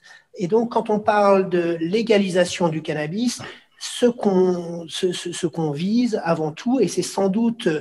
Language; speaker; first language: French; native; French